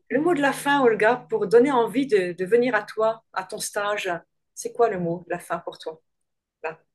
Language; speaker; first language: French; native; French